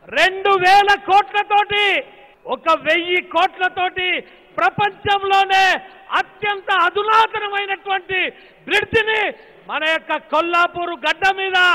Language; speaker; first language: Hindi; native; Hindi